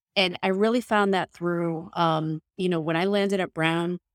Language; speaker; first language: English; early bilingual, other home language; Spanish